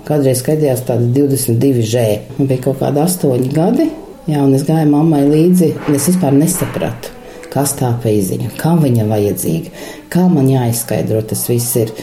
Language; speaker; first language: Latvian; non-native, local second language; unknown